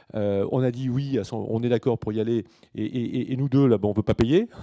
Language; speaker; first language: French; native; French